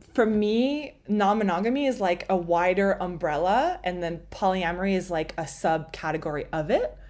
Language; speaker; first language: English; non-native, fluent; French